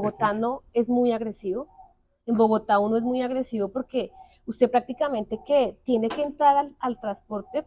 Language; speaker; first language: Spanish; native; Spanish